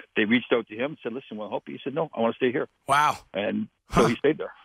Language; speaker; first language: English; native; English